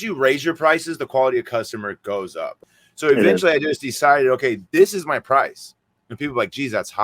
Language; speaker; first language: English; native; English